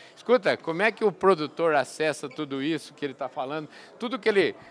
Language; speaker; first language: Portuguese; native; Portuguese